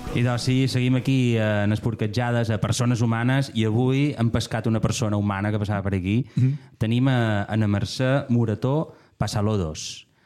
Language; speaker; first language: Catalan; native; Catalan